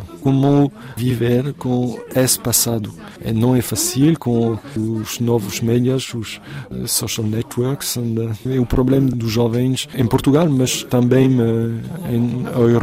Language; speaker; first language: Portuguese; non-native, fluent; French